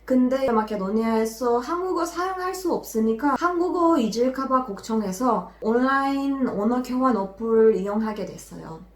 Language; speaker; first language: Korean; non-native, fluent; Macedonian